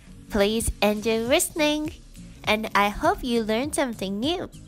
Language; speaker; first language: English; non-native, fluent; Japanese